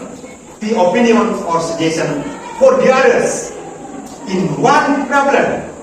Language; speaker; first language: English; non-native, learner; Indonesian